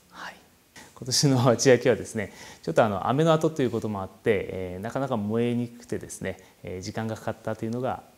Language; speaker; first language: Japanese; native; Japanese